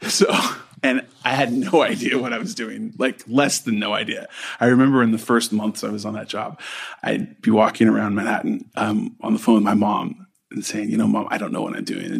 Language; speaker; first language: English; native; English